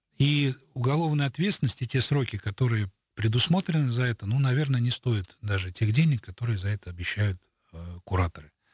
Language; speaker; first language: Russian; native; Russian